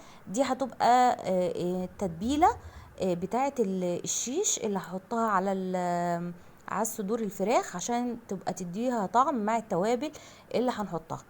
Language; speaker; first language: Arabic; native; Arabic